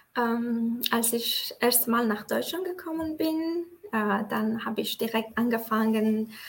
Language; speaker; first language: German; non-native, fluent; Tajik